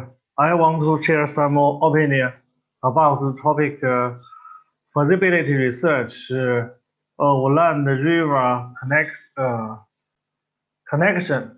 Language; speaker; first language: English; non-native, learner; Chinese